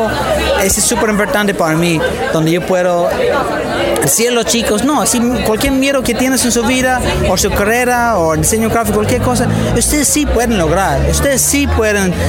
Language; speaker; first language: Spanish; non-native, fluent; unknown